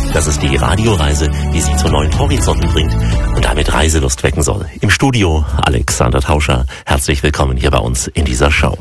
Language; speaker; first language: German; native; German